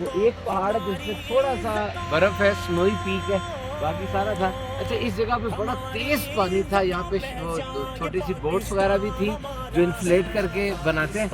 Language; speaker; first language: Urdu; native; Urdu